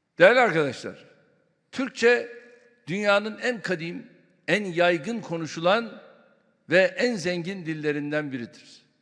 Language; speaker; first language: Turkish; native; Turkish